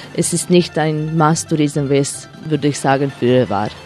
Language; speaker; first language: German; non-native, fluent; Croatian